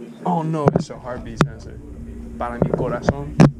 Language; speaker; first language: English; native; English